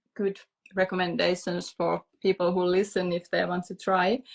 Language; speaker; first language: English; non-native, fluent; Finnish